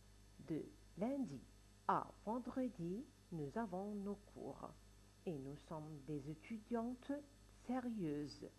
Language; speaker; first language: French; non-native, fluent; Arabic